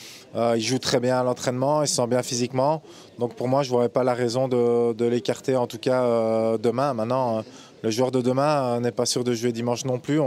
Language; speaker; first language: French; native; French